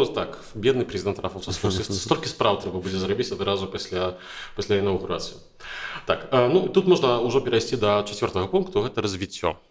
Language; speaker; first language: Belarusian; native; Belarusian